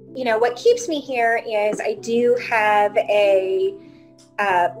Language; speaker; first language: English; native; English